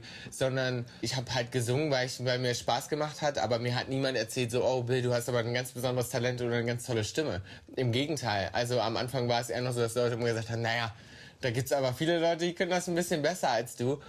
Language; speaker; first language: German; native; German